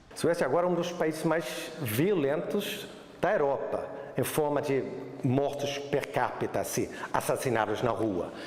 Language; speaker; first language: Portuguese; non-native, fluent; Swedish